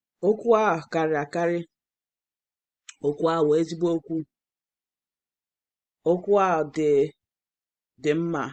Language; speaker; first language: Igbo; non-native, learner; English